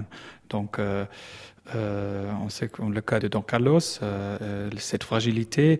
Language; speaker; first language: French; non-native, learner; German